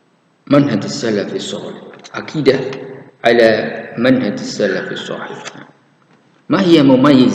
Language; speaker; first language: Arabic; non-native, fluent; Indonesian